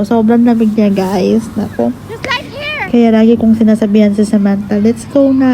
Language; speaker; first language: Filipino; native; Filipino